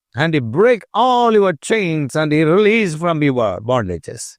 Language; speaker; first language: English; non-native, local second language; Tamil